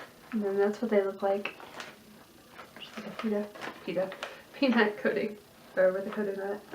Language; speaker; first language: English; native; English